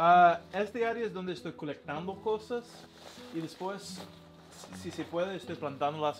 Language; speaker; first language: Spanish; non-native, learner; English